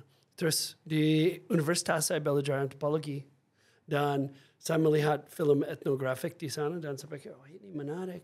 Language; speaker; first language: Indonesian; non-native, fluent; English